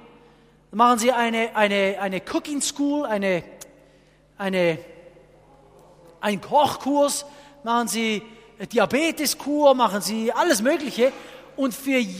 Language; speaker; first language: German; non-native, fluent; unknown